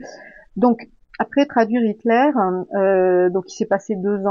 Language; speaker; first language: French; native; French